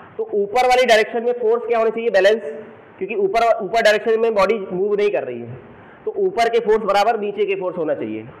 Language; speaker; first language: Hindi; native; Hindi